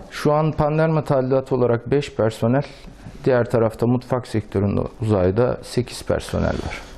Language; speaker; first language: Turkish; native; Turkish